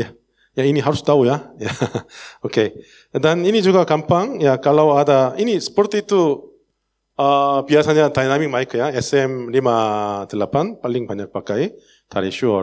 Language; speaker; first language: Indonesian; non-native, learner; Korean